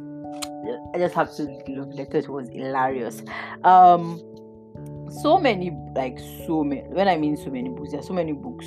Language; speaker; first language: English; non-native, local second language; Yoruba